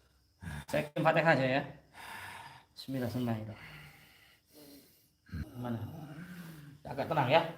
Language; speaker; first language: Indonesian; native; Indonesian